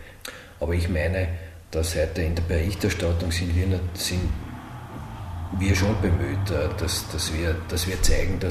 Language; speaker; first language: German; native; German